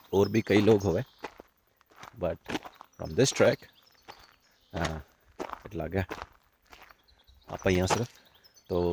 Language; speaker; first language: Hindi; native; Hindi